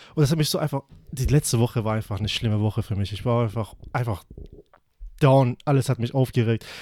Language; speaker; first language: German; early bilingual, other home language; Persian